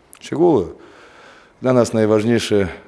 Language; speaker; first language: Polish; non-native, fluent; Russian